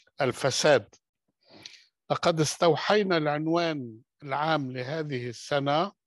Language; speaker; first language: Arabic; native; Arabic